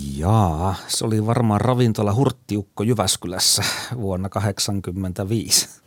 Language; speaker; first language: Finnish; native; Finnish